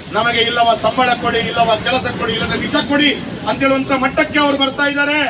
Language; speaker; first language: Kannada; native; Kannada